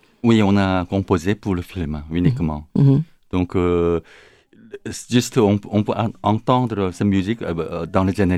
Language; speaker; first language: French; non-native, learner; Korean